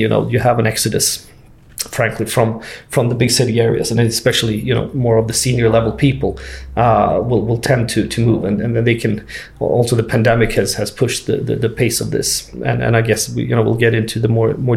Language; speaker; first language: English; non-native, fluent; Swedish